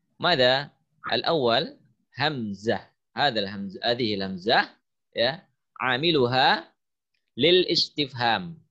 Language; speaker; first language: Arabic; non-native, fluent; Indonesian